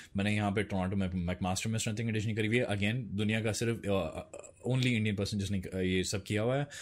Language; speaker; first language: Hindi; native; Hindi